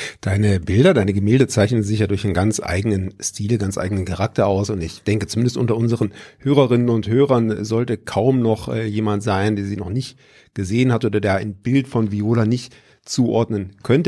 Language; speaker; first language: German; native; German